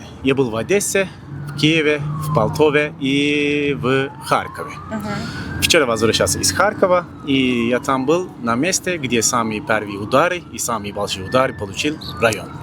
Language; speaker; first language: Russian; non-native, learner; Turkish